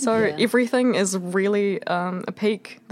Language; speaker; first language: English; native; English